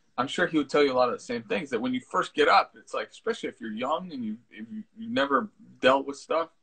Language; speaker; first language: English; early bilingual, other home language; Italian